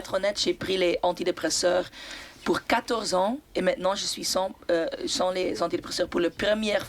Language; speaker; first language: French; non-native, local second language; Dutch